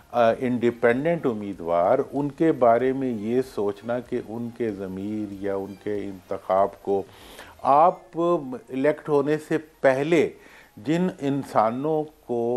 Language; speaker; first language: Urdu; native; Urdu